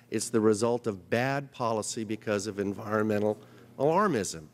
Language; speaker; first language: English; native; English